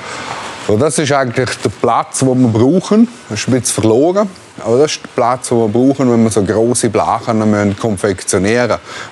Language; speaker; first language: German; native; German